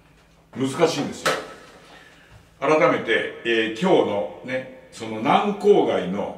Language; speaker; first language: Japanese; native; Japanese